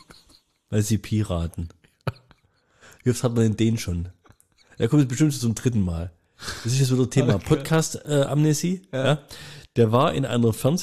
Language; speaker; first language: German; native; German